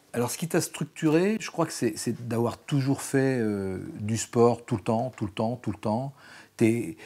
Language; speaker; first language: French; native; French